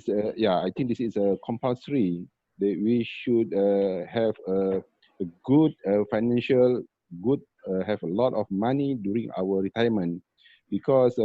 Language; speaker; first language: English; non-native, learner; Malay